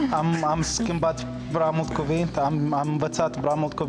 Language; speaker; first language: Romanian; non-native, learner; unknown